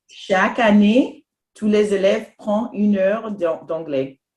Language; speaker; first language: French; non-native, fluent; Spanish